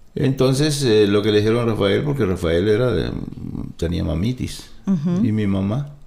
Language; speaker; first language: Spanish; native; Spanish